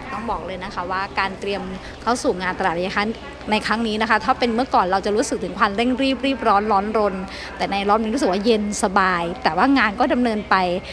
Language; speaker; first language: Thai; native; Thai